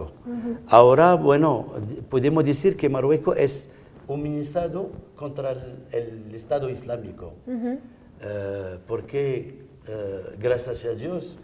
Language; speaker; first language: Spanish; non-native, fluent; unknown